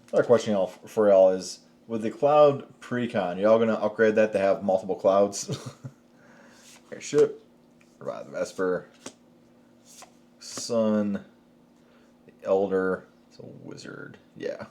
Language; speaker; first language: English; native; English